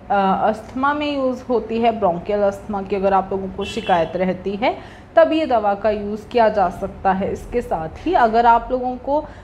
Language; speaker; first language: Hindi; native; Hindi